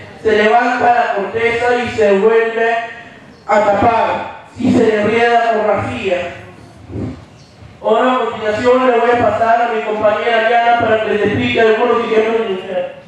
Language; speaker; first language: Spanish; native; Spanish